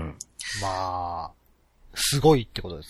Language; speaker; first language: Japanese; native; Japanese